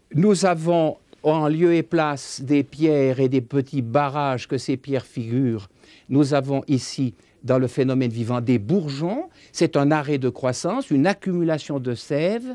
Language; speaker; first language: French; native; French